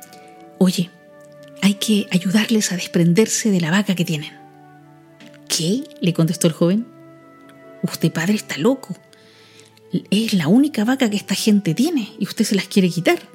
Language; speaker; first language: Spanish; native; Spanish